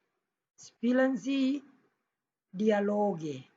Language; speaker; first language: German; non-native, learner; Indonesian